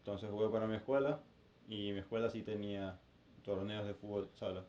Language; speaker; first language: Spanish; native; Spanish